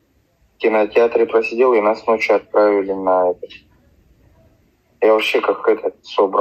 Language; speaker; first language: Russian; native; Russian